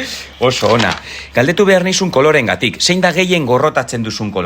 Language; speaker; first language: Basque; native; Basque